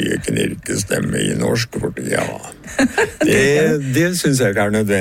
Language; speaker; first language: Norwegian; native; Norwegian